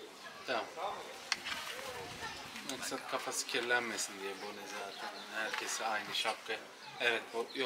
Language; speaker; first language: Turkish; native; Turkish